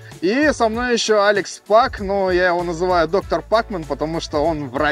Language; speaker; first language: Russian; native; Russian